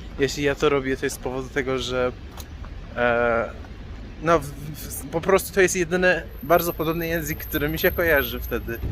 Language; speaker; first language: Polish; non-native, fluent; Persian